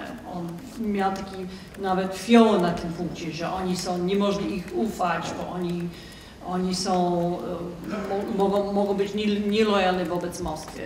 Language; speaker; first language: Polish; non-native, fluent; English